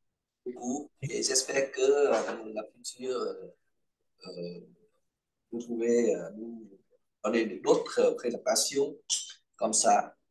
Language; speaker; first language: French; non-native, fluent; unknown